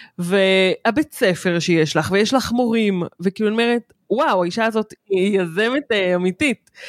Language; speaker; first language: Hebrew; native; Hebrew